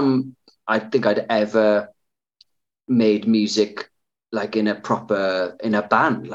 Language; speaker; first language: English; native; English